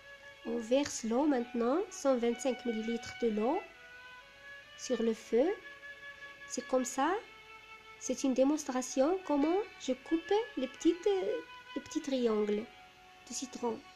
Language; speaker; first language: French; non-native, local second language; Arabic